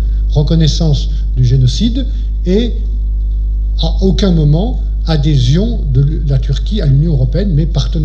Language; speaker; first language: French; native; French